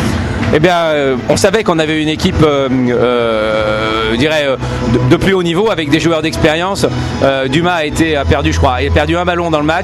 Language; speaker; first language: French; native; French